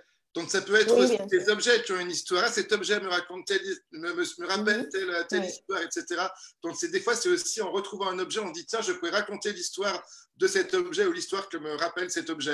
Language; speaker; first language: French; native; French